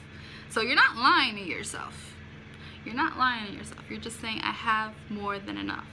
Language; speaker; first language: English; native; English